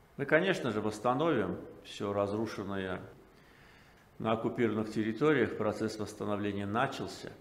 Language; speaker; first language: Russian; non-native, local second language; Azerbaijani